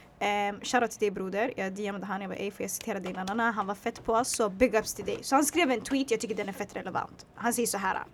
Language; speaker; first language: Swedish; early bilingual, other home language; Tigrinya